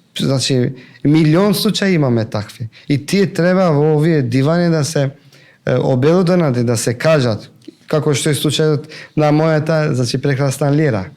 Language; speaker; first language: Macedonian; non-native, local second language; Albanian